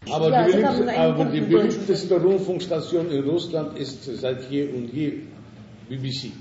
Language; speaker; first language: German; non-native, fluent; Russian